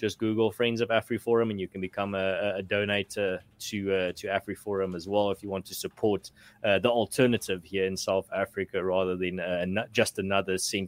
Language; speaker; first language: English; non-native, local second language; Afrikaans